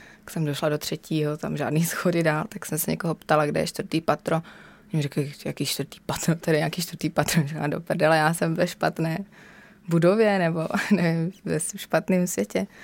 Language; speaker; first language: Czech; native; Czech